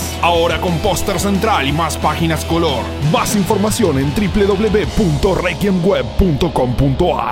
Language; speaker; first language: Spanish; native; Spanish